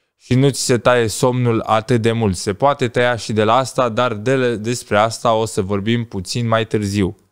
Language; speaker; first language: Romanian; native; Romanian